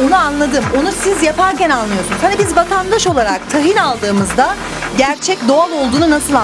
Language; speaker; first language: Turkish; native; Turkish